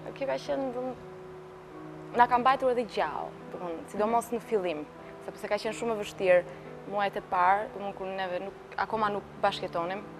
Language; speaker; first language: Albanian; early bilingual, heritage; Albanian